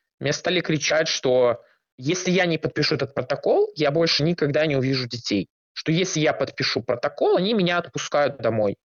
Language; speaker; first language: Russian; native; Russian